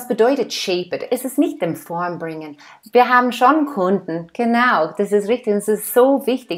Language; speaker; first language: German; non-native, fluent; English